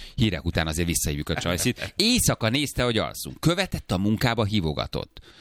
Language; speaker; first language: Hungarian; native; Hungarian